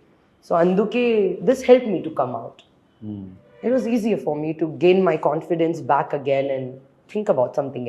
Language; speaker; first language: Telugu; non-native, local second language; Hindi